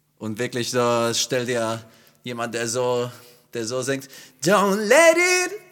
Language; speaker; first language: German; non-native, fluent; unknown